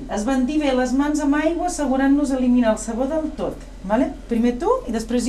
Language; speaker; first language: Catalan; native; Catalan